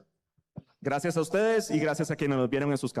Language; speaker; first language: Spanish; native; Spanish